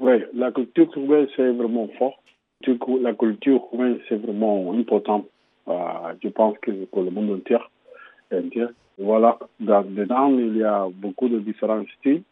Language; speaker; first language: French; non-native, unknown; Spanish